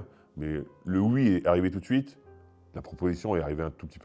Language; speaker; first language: French; native; French